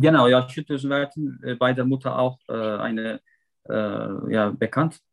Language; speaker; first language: German; non-native, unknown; Turkish